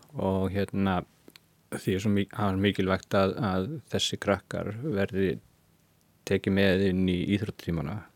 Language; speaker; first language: Icelandic; native; Icelandic